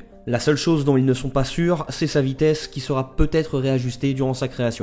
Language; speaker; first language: French; native; French